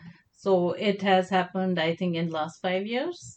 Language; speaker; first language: English; non-native, local second language; Kashmiri